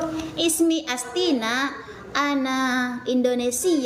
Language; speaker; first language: Arabic; non-native, fluent; Indonesian